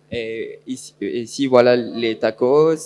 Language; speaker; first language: French; non-native, learner; Spanish